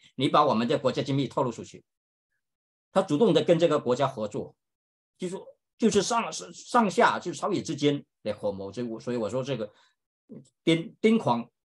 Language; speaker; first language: Chinese; native; Chinese